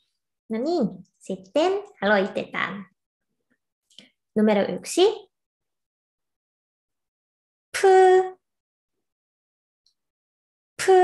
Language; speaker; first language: Finnish; non-native, fluent; Korean